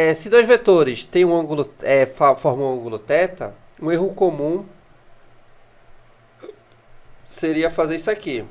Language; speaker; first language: Portuguese; native; Portuguese